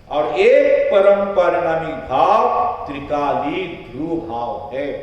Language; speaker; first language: Hindi; non-native, local second language; Marathi